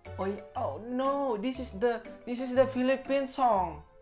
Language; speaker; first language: English; non-native, learner; Indonesian